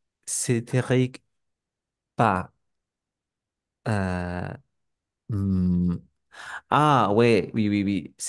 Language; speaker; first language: French; non-native, learner; Spanish